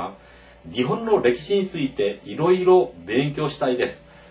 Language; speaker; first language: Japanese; non-native, fluent; Korean